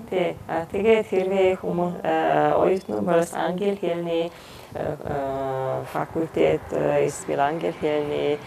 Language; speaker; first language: Mongolian; non-native, fluent; Hungarian